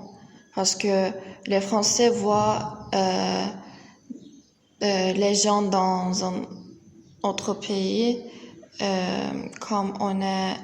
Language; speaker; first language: French; non-native, learner; Turkish